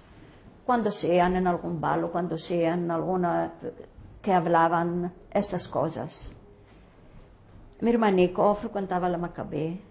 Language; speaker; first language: Spanish; early bilingual, heritage; Ladino